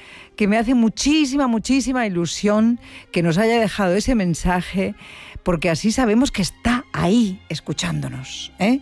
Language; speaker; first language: Spanish; native; Spanish